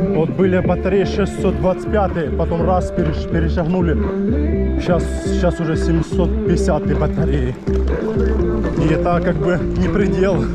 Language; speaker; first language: Russian; native; Russian